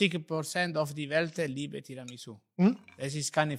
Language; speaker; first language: German; non-native, learner; Italian